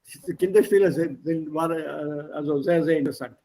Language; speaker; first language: German; non-native, fluent; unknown